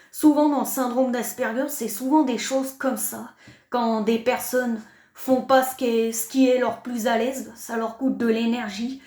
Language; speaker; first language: French; native; French